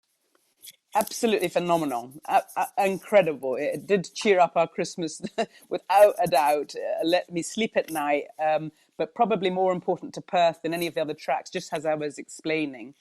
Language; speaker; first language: English; native; English